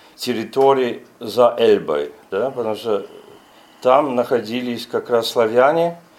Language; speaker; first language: Russian; non-native, fluent; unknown